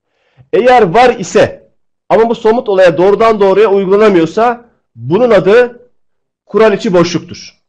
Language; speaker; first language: Turkish; native; Turkish